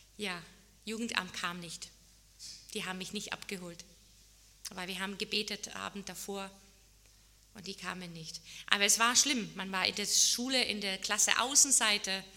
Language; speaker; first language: German; non-native, fluent; Czech